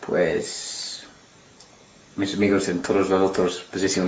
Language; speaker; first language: Spanish; non-native, learner; English